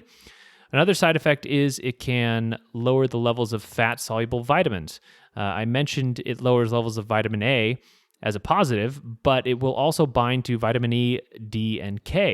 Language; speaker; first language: English; native; English